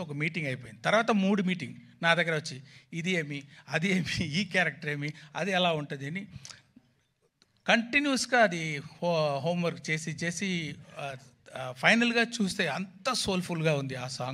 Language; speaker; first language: Telugu; non-native, learner; Tamil